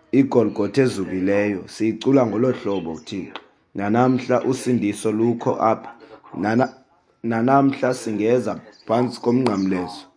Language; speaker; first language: Xhosa; non-native, local second language; Zulu